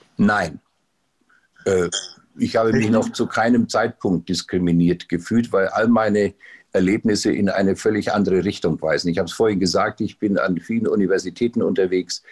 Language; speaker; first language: German; native; German